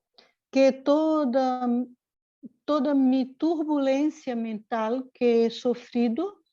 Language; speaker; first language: Spanish; non-native, learner; Portuguese